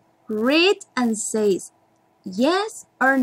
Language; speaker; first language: English; non-native, learner; Spanish